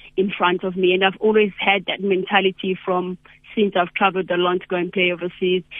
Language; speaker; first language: English; non-native, local second language; Zulu